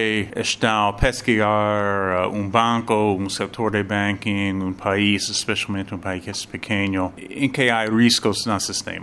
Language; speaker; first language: Portuguese; non-native, learner; English